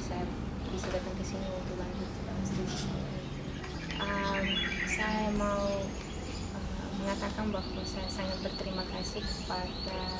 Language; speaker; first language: Indonesian; non-native, fluent; Russian